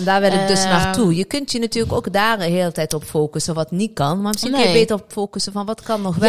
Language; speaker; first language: Dutch; early bilingual, other home language; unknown